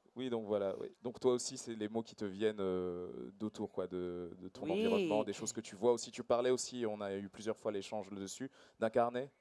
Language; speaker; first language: French; native; French